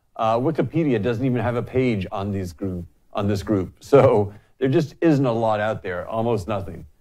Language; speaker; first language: English; native; English